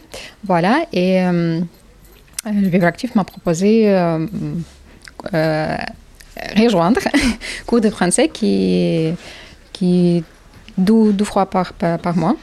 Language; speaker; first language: French; non-native, learner; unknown